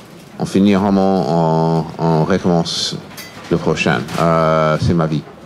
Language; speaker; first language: French; non-native, fluent; English